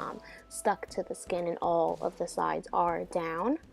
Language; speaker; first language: English; native; English